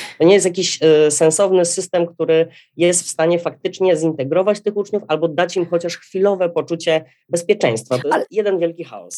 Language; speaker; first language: Polish; native; Polish